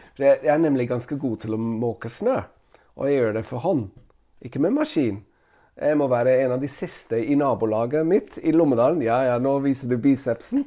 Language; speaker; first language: Norwegian; non-native, fluent; Italian